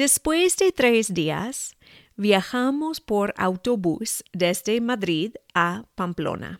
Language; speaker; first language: Spanish; non-native, fluent; English